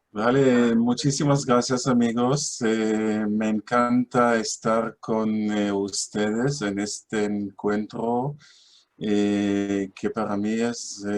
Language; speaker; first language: Spanish; non-native, fluent; Hebrew